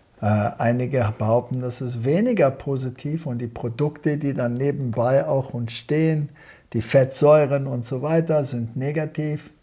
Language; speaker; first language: German; early bilingual, heritage; German